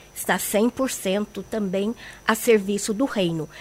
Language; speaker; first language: Portuguese; native; Portuguese